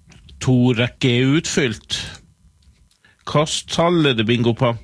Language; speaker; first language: Norwegian; native; Norwegian